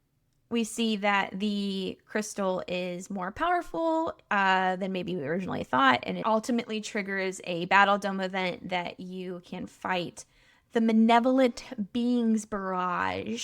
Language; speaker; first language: English; native; English